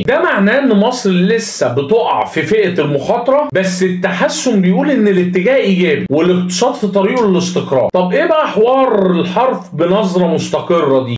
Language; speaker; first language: Arabic; native; Arabic